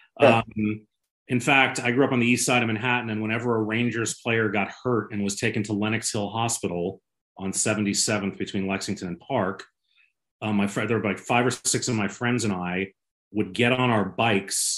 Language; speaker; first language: English; native; English